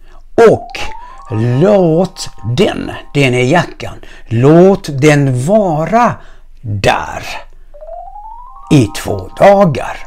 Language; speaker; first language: Swedish; non-native, fluent; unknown